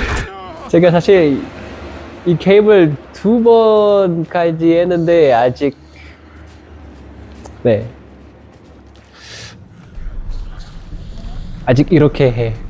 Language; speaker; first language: Korean; non-native, learner; Indonesian